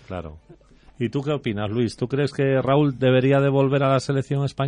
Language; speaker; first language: Spanish; native; Spanish